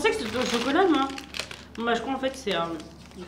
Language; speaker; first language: French; native; French